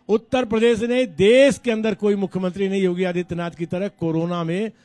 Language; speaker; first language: Hindi; native; Hindi